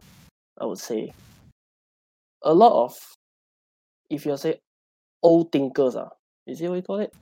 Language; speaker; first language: English; non-native, local second language; Chinese